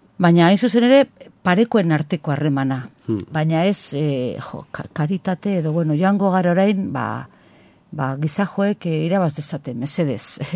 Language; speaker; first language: Basque; non-native, local second language; Spanish